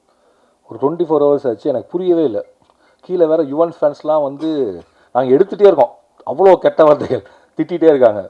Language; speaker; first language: Tamil; native; Tamil